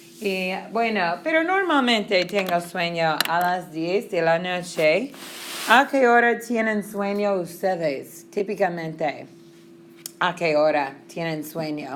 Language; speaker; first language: Spanish; non-native, fluent; English